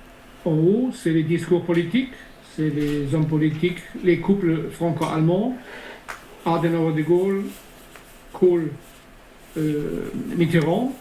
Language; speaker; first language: French; non-native, fluent; German